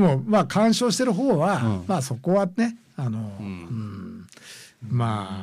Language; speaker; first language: Japanese; native; Japanese